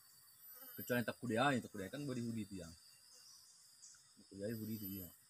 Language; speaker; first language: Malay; non-native, local second language; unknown